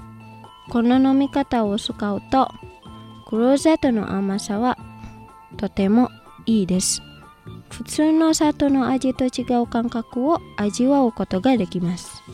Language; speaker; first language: Japanese; non-native, fluent; Indonesian